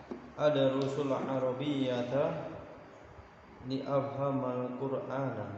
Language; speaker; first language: Arabic; non-native, learner; Indonesian